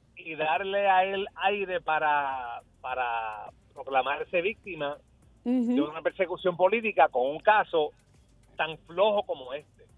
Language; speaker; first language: Spanish; early bilingual, heritage; Spanish